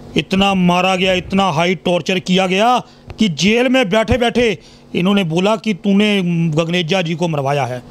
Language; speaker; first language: Hindi; non-native, local second language; Punjabi